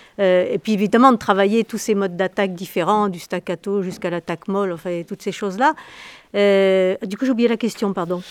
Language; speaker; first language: French; native; French